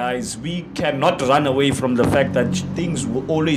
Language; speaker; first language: English; non-native, local second language; Xhosa